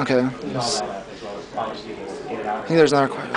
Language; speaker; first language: English; native; English